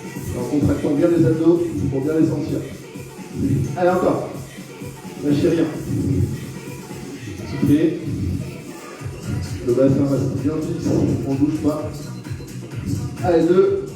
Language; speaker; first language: French; native; French